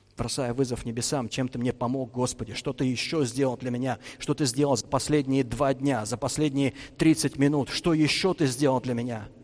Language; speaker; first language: Russian; native; Russian